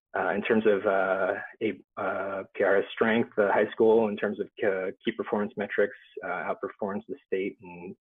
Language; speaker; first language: English; native; English